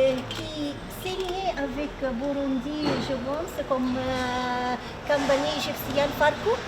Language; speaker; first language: French; non-native, learner; Arabic